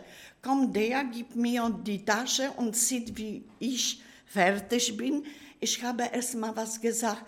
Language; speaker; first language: German; non-native, learner; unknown